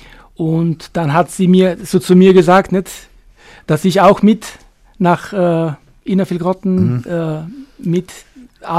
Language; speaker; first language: German; non-native, fluent; Albanian